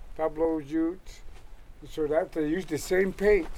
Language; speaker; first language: English; native; English